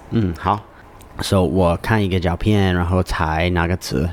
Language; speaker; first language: Chinese; non-native, learner; English